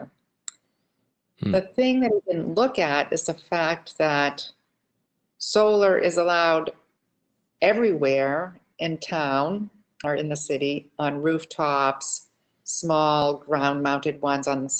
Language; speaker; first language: English; native; English